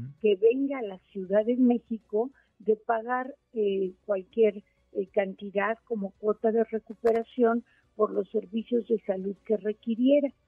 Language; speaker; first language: Spanish; native; Spanish